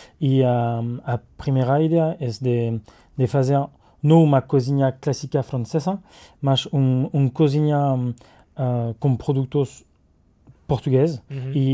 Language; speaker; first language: Portuguese; non-native, learner; French